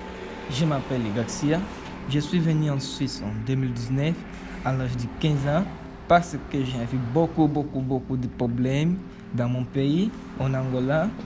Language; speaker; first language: French; non-native, learner; Portuguese